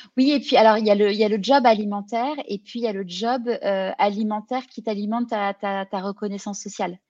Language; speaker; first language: French; native; French